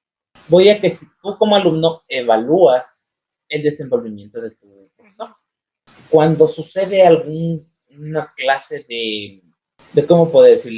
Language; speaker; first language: Spanish; native; Spanish